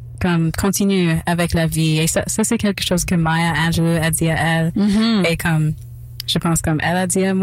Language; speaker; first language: French; non-native, local second language; English